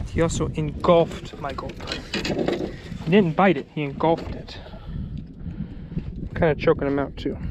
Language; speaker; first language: English; native; English